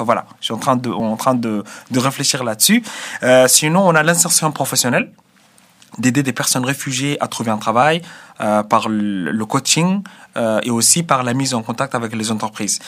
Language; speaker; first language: French; non-native, fluent; Arabic